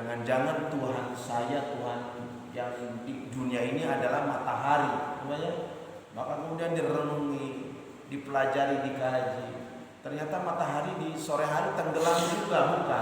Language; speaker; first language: Indonesian; native; Indonesian